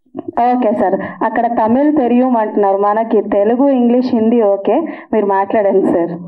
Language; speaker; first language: Telugu; native; Telugu